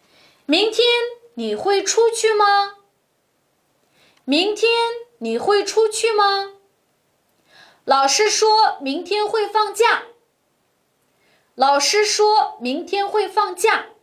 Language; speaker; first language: Chinese; non-native, local second language; Uyghur